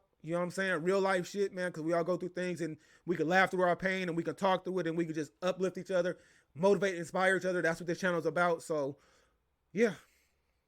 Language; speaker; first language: English; native; English